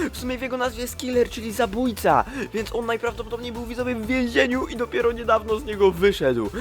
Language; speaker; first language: Polish; native; Polish